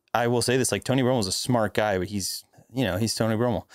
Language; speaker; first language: English; native; English